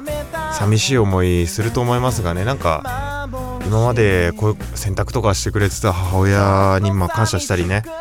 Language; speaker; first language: Japanese; native; Japanese